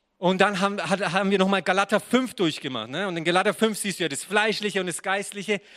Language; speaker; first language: German; non-native, fluent; Serbian